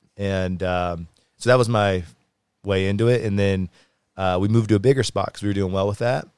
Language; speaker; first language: English; native; English